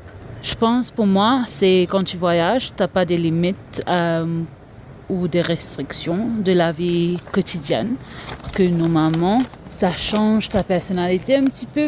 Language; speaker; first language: French; non-native, local second language; Morisyen